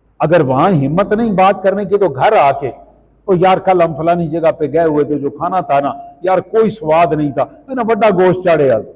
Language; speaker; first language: Urdu; non-native, local second language; Punjabi